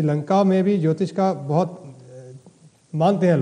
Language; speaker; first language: Hindi; native; Hindi